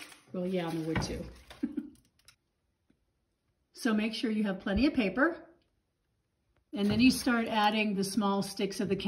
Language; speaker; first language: English; native; English